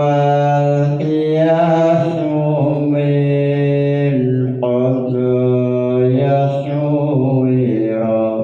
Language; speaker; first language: Arabic; non-native, fluent; Javanese